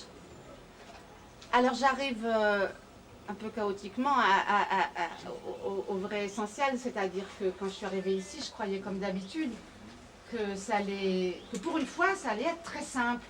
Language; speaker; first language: French; native; French